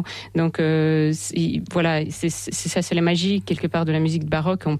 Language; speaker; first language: French; non-native, fluent; Russian